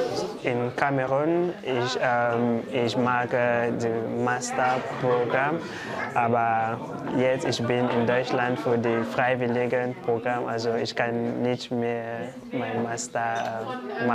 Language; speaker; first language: German; non-native, learner; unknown